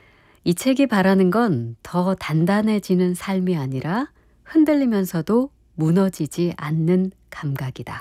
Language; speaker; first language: Korean; native; Korean